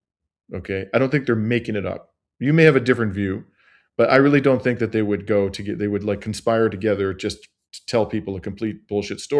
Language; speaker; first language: English; native; English